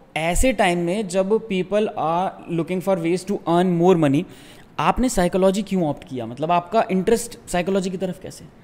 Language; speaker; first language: Hindi; native; Hindi